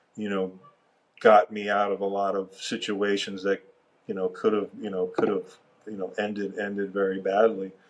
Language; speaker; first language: English; native; English